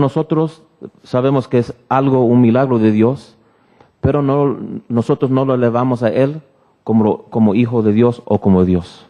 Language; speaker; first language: Spanish; early bilingual, heritage; Spanish